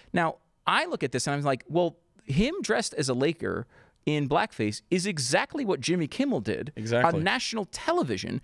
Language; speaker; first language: English; native; English